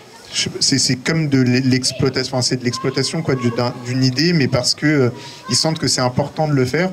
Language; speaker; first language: French; native; French